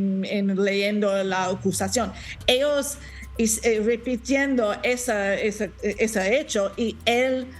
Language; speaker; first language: Spanish; non-native, learner; English